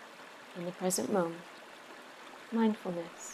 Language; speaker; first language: English; native; English